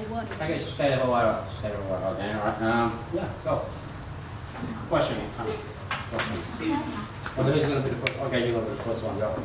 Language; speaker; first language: English; non-native, fluent; Vietnamese